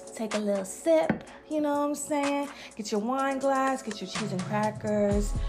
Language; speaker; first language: English; native; English